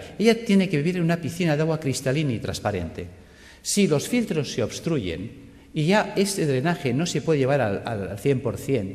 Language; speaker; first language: Spanish; native; Spanish